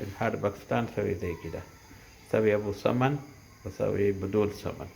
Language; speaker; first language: Arabic; non-native, learner; Urdu